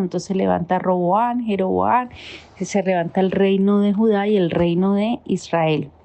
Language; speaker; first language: Spanish; native; Spanish